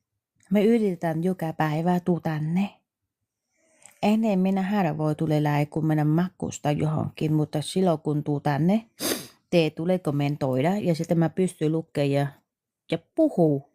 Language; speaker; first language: Finnish; non-native, learner; Vietnamese